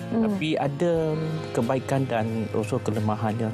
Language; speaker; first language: Malay; native; Malay